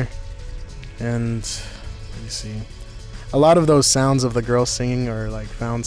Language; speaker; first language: English; native; English